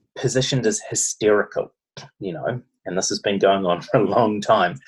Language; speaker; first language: English; native; English